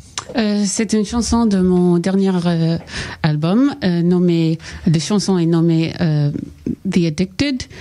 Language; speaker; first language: French; non-native, learner; English